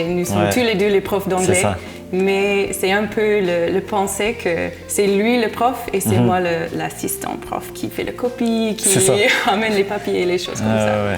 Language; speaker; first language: French; non-native, fluent; English